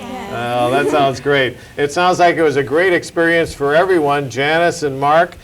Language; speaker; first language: English; native; English